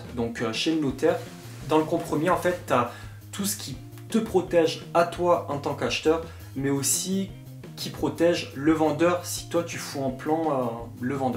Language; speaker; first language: French; native; French